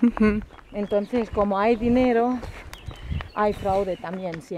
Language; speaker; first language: Spanish; non-native, fluent; Bosnian